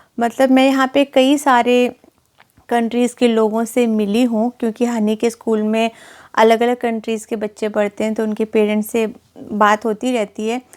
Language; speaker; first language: Hindi; native; Hindi